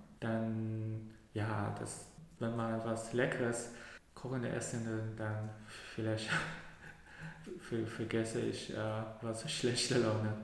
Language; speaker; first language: German; non-native, learner; Cantonese